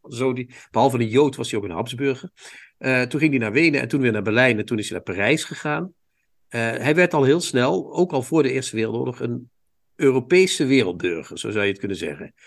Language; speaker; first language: Dutch; native; Dutch